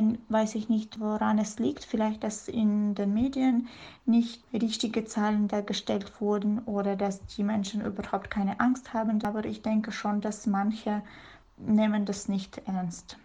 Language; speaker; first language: German; non-native, fluent; Russian